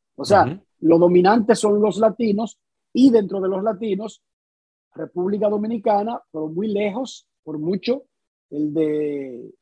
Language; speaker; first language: Spanish; native; Spanish